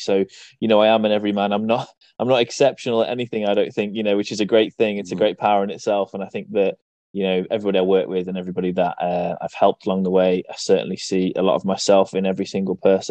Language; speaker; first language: English; native; English